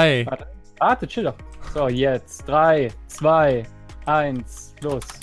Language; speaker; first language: German; native; German